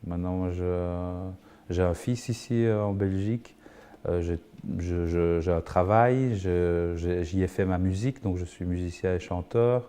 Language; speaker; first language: French; early bilingual, other home language; Spanish